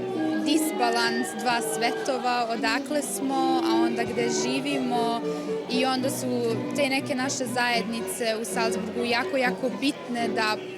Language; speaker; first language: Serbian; early bilingual, heritage; German